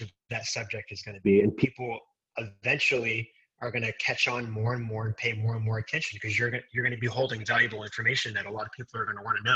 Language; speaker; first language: English; native; English